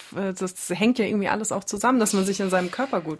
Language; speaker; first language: German; native; German